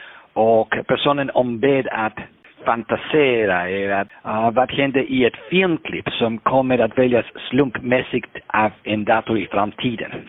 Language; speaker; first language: Swedish; non-native, fluent; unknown